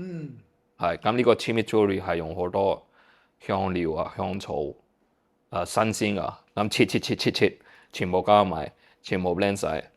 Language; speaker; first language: Cantonese; early bilingual, heritage; Cantonese